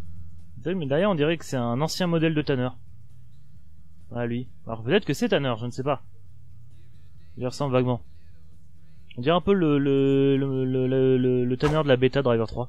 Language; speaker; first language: French; native; French